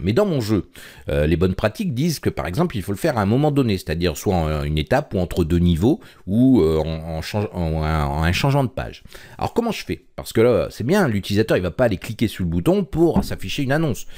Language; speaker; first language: French; native; French